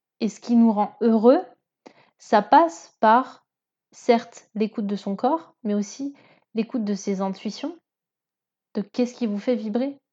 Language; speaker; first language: French; native; French